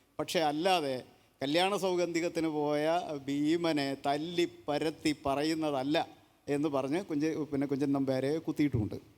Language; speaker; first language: Malayalam; native; Malayalam